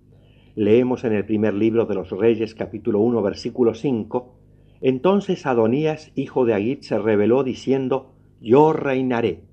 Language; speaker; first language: Spanish; native; Spanish